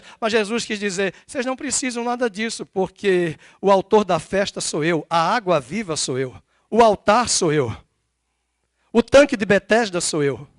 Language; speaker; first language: Portuguese; native; Portuguese